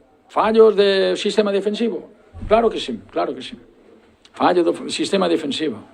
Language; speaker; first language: Portuguese; non-native, learner; Spanish